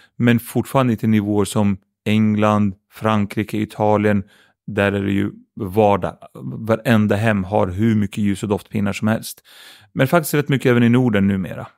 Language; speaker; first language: Swedish; early bilingual, other home language; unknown